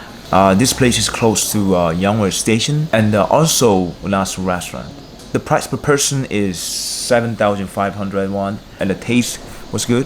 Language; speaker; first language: English; non-native, learner; Korean